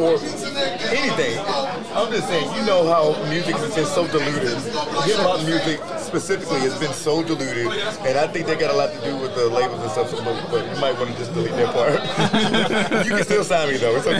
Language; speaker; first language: English; native; English